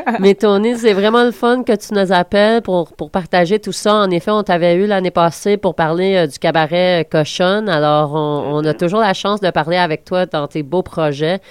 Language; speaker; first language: French; native; French